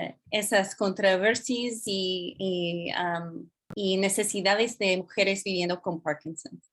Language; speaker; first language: Spanish; non-native, fluent; English